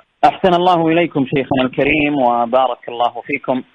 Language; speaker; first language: Arabic; native; Arabic